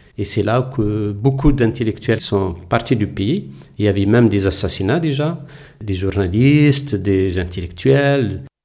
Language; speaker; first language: French; non-native, local second language; Kabyle